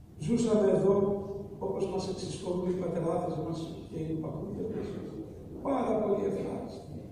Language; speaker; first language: Greek; native; Greek